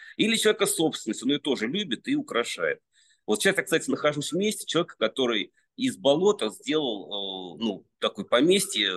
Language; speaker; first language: Russian; native; Russian